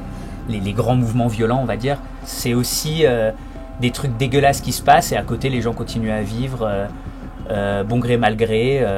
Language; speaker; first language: French; native; French